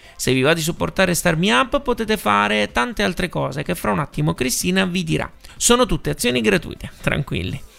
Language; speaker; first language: Italian; native; Italian